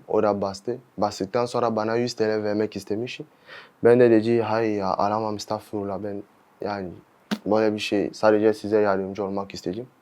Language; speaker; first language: Turkish; non-native, fluent; French